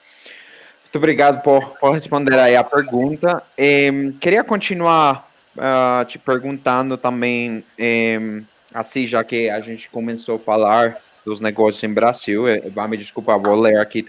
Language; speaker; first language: Portuguese; non-native, fluent; Spanish